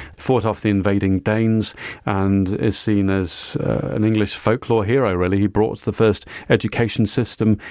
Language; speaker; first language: English; native; English